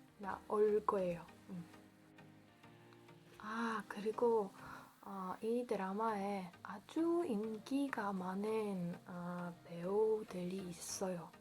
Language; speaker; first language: Korean; non-native, learner; Polish